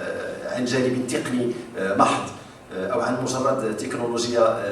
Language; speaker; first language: Arabic; native; Arabic